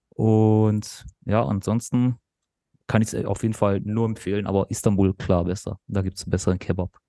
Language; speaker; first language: German; early bilingual, other home language; Turkish